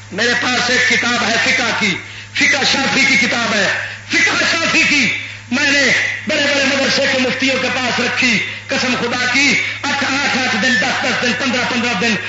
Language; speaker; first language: Urdu; non-native, local second language; Punjabi